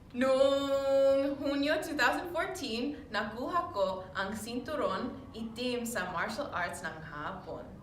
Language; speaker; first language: Filipino; early bilingual, heritage; English